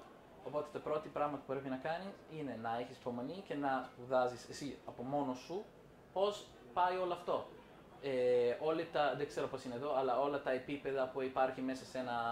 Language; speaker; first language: Greek; non-native, fluent; Italian